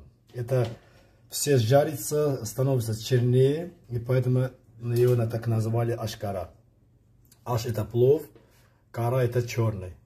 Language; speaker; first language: Russian; non-native, fluent; Azerbaijani